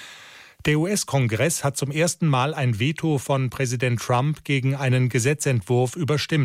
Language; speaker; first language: German; native; German